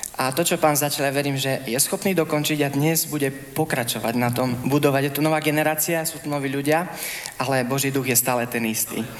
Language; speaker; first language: Slovak; early bilingual, heritage; Slovak